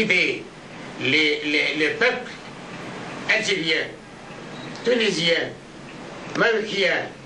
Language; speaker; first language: French; non-native, learner; Arabic